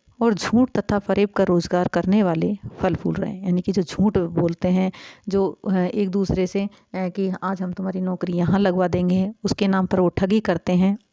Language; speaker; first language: Hindi; native; Hindi